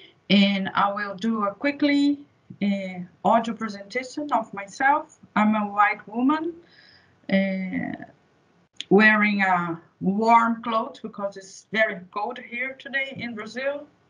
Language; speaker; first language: English; non-native, fluent; Portuguese